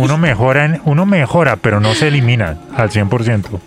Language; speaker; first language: Spanish; native; Spanish